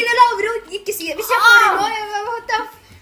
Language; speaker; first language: Norwegian; non-native, fluent; Arabic